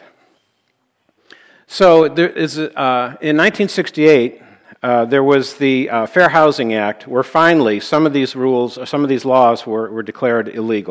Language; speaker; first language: English; native; English